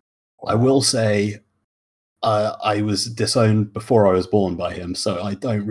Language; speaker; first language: English; native; English